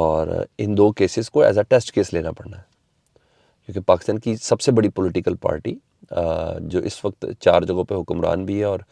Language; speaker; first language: Urdu; native; Urdu